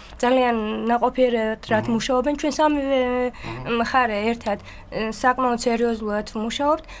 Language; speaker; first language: Georgian; native; Georgian